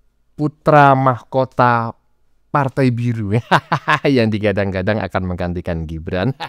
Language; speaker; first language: Indonesian; native; Indonesian